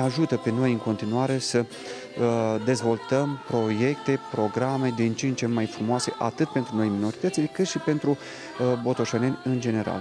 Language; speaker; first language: Romanian; non-native, local second language; Russian